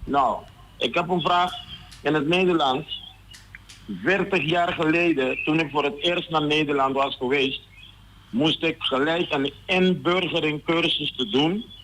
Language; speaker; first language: Dutch; non-native, local second language; Papiamento